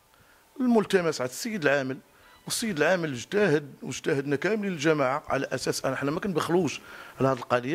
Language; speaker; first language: Arabic; native; Arabic